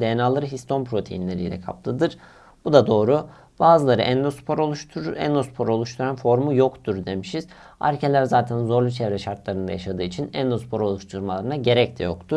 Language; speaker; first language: Turkish; native; Turkish